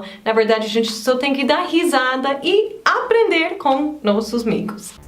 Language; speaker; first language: Portuguese; non-native, fluent; English